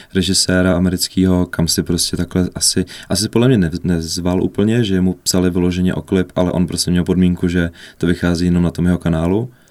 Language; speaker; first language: Czech; native; Czech